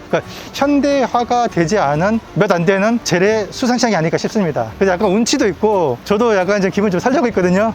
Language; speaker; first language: Korean; native; Korean